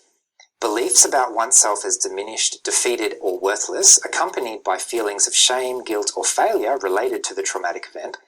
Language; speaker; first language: English; native; English